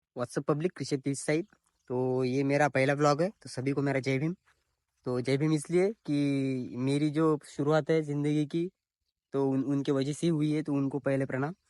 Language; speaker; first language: Hindi; non-native, local second language; Marathi